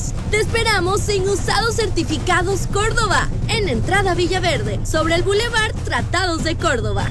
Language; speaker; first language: Spanish; native; Spanish